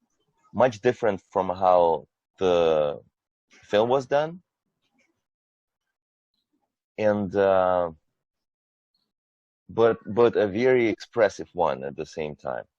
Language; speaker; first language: English; non-native, fluent; Russian